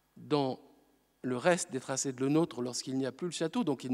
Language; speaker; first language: French; native; French